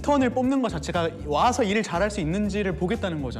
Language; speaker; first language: Korean; native; Korean